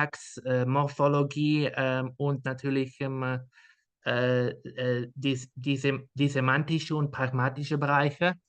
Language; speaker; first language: German; non-native, learner; Dutch